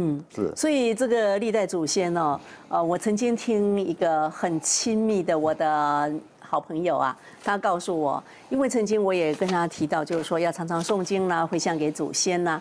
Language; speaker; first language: Chinese; native; Chinese